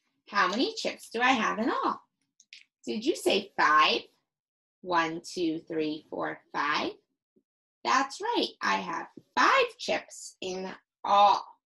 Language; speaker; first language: English; native; English